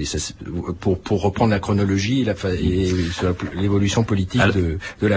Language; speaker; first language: French; native; French